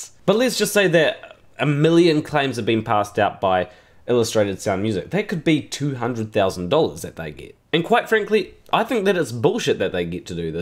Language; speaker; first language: English; native; English